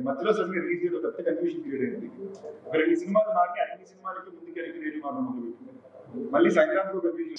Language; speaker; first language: Telugu; native; Telugu